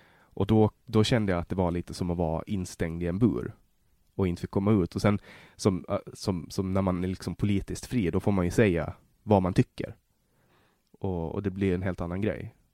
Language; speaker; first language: Swedish; native; Swedish